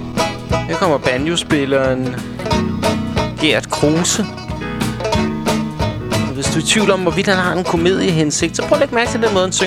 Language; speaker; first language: Danish; native; Danish